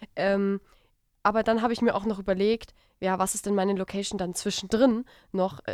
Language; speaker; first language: German; native; German